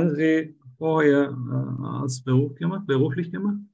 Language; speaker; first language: German; non-native, learner; Turkish